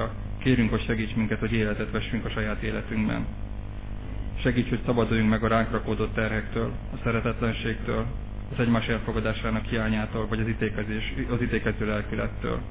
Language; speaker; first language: Hungarian; native; Hungarian